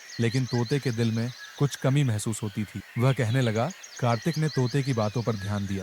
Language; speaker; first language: Hindi; native; Hindi